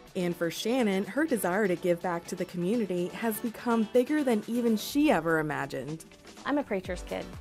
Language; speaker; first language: English; native; English